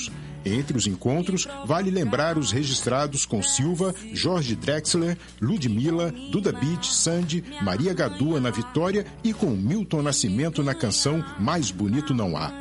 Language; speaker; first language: Portuguese; native; Portuguese